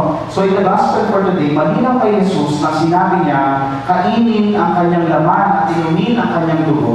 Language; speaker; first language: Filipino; native; Filipino